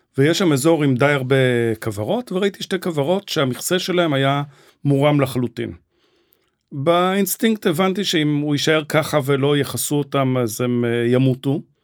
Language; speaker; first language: Hebrew; native; Hebrew